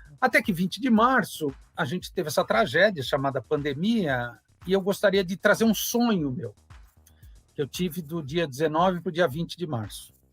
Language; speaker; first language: Portuguese; native; Portuguese